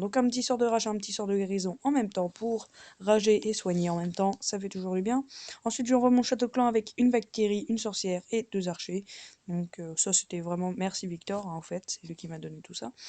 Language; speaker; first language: French; native; French